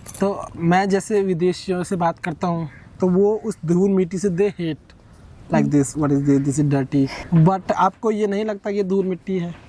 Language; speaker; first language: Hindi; native; Hindi